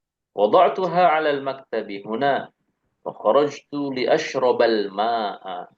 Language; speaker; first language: Arabic; non-native, fluent; Indonesian